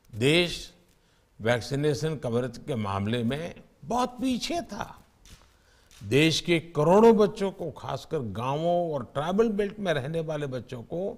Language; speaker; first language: Hindi; non-native, local second language; Gujarati